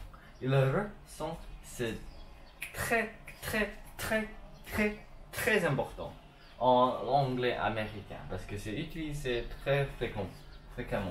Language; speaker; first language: French; non-native, learner; English